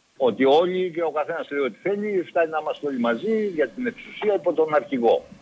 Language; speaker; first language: Greek; native; Greek